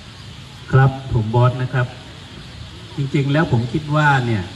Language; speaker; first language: Thai; native; Thai